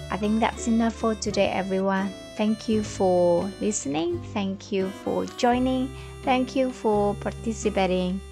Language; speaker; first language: English; non-native, fluent; Indonesian